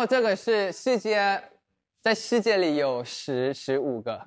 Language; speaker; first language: Chinese; non-native, learner; Thai